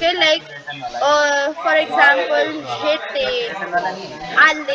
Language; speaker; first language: French; non-native, fluent; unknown